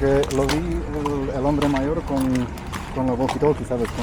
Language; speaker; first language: Spanish; non-native, learner; Slovak